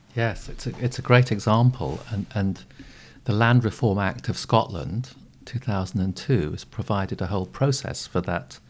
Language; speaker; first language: English; native; English